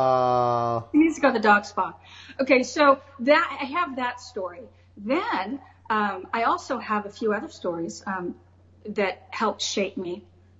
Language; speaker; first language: English; native; English